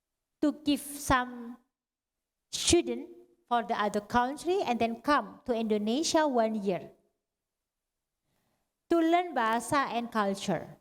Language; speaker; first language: English; non-native, learner; Indonesian